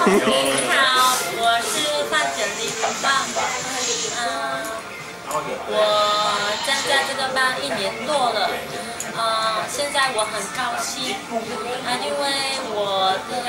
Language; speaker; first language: Chinese; non-native, learner; Vietnamese